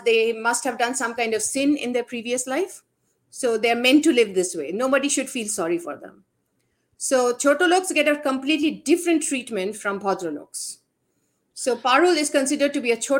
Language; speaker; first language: English; non-native, local second language; Bangla